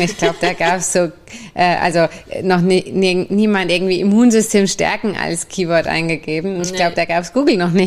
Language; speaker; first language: German; native; German